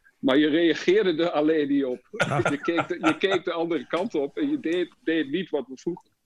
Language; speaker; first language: Dutch; native; Dutch